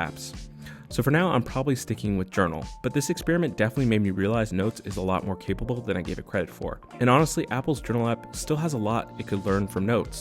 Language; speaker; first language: English; native; English